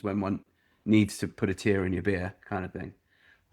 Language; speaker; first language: English; native; English